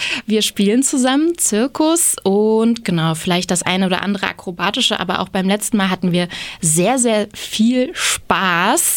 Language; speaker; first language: German; native; German